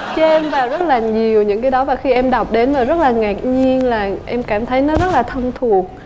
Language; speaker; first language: Vietnamese; native; Vietnamese